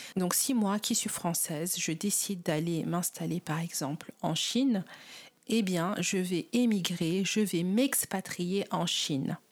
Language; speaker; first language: French; native; French